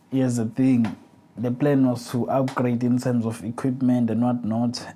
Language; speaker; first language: English; non-native, local second language; Zulu